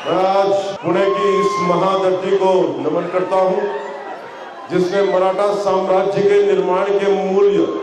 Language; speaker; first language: Hindi; non-native, local second language; Telugu